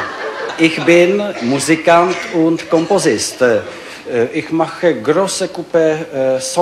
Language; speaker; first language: German; non-native, learner; Czech